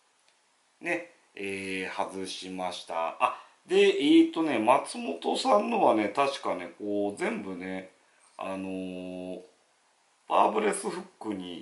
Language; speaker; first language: Japanese; native; Japanese